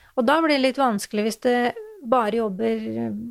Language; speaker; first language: Norwegian; native; Norwegian